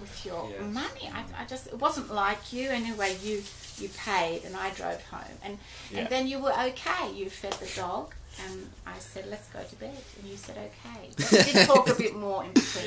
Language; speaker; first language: English; early bilingual, other home language; German